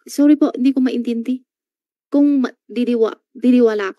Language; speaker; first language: Filipino; non-native, learner; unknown